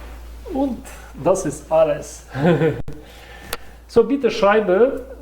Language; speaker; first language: German; non-native, learner; Russian